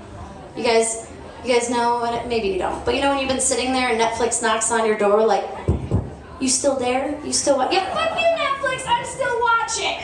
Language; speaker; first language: English; native; English